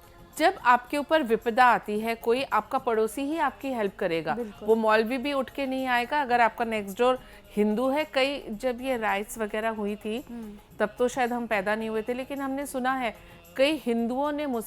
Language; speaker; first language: Hindi; native; Hindi